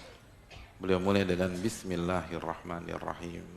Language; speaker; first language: Indonesian; native; Indonesian